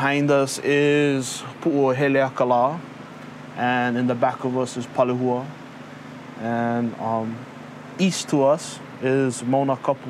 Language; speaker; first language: English; early bilingual, other home language; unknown